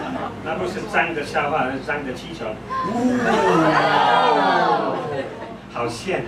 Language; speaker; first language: Chinese; non-native, fluent; English